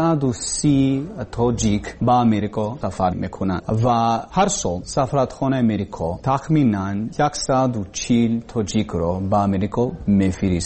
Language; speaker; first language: Persian; non-native, learner; English